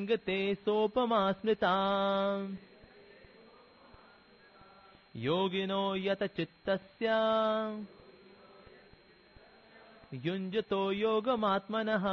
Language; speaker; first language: Hindi; native; Hindi